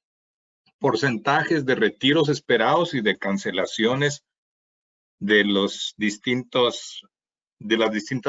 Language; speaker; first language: Spanish; native; Spanish